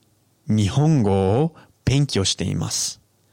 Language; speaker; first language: Japanese; non-native, fluent; English